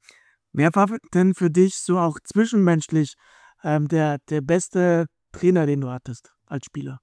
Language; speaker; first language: German; native; German